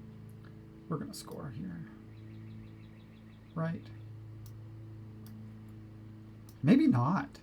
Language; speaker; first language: English; native; English